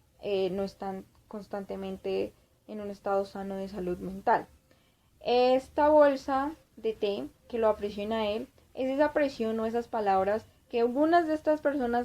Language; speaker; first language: Spanish; native; Spanish